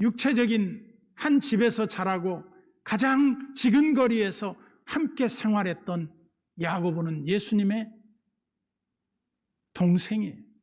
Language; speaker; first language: Korean; native; Korean